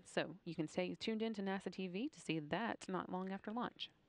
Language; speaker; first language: English; native; English